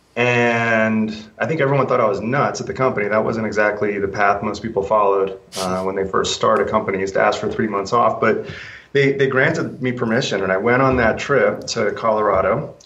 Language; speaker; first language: English; native; English